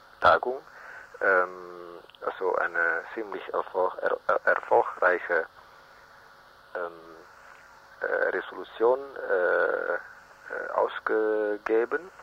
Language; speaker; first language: German; non-native, learner; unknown